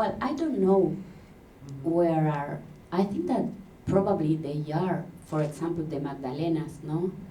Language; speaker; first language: English; non-native, learner; Spanish